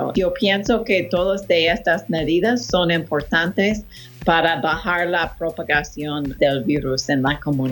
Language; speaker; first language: Spanish; non-native, fluent; English